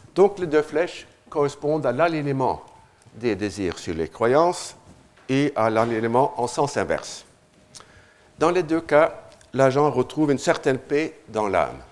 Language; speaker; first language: French; non-native, fluent; Norwegian